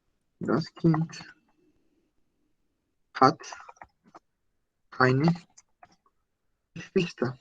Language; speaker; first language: German; non-native, learner; Spanish